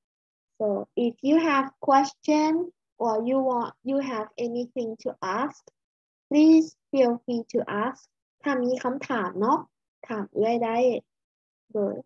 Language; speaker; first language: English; non-native, fluent; Lao